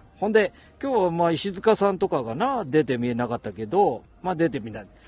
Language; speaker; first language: Japanese; native; Japanese